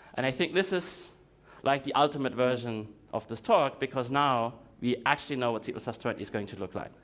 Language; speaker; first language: English; non-native, fluent; Russian